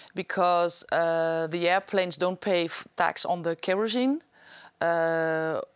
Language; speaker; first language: English; non-native, fluent; Dutch